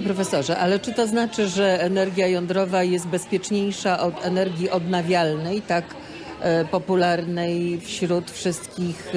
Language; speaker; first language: Polish; native; Polish